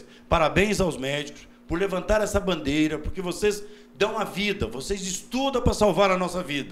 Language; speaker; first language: Portuguese; native; Portuguese